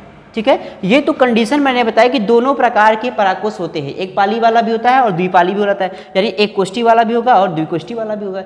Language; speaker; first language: Hindi; native; Hindi